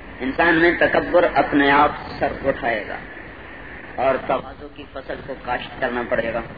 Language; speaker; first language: Urdu; non-native, local second language; Punjabi